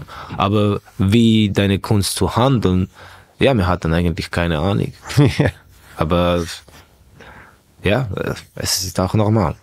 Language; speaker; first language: German; non-native, fluent; Estonian